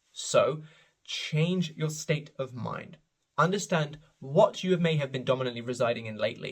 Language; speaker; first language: English; native; English